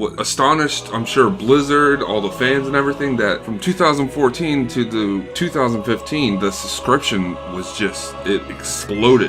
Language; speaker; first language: English; native; English